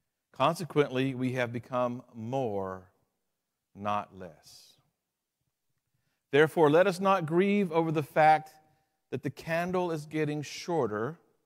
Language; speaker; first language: English; native; English